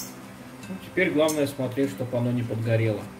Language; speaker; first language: Russian; native; Russian